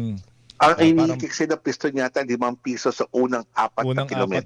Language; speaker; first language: Filipino; native; Filipino